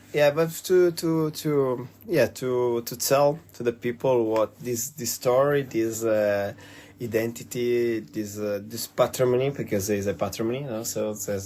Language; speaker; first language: English; non-native, learner; Italian